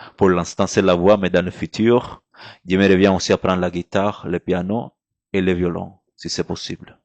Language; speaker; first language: French; non-native, fluent; Spanish